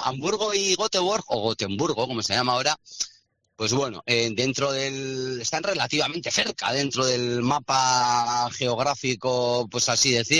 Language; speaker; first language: Spanish; native; Spanish